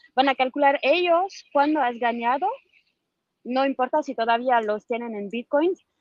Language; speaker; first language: Spanish; non-native, fluent; French